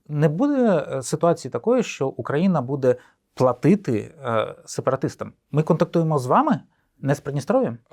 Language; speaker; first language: Ukrainian; native; Ukrainian